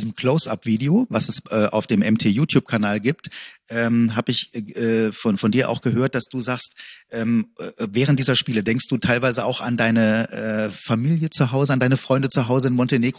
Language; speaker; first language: German; native; German